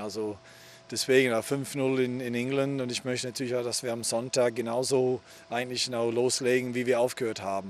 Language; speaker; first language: German; non-native, fluent; English